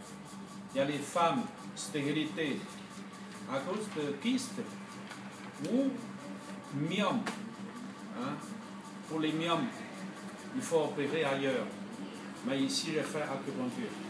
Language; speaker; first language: French; non-native, fluent; Chinese